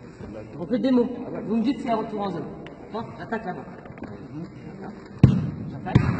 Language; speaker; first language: French; native; French